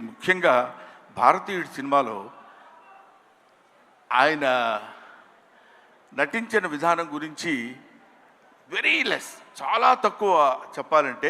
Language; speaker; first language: Telugu; native; Telugu